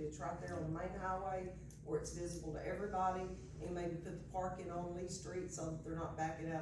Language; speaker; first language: English; native; English